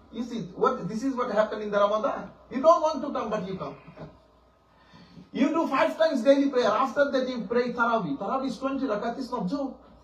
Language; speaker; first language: English; non-native, local second language; Bangla